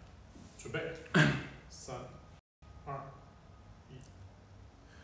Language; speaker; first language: Chinese; native; Chinese